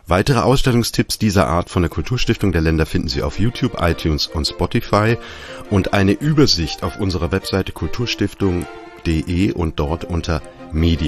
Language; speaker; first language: German; native; German